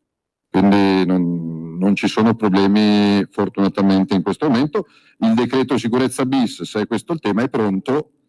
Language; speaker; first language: Italian; native; Italian